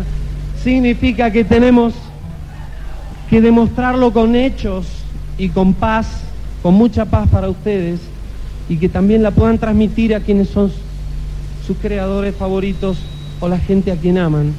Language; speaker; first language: Spanish; native; Spanish